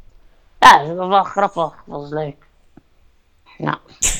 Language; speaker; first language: Dutch; non-native, learner; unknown